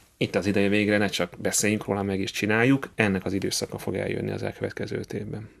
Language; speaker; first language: Hungarian; native; Hungarian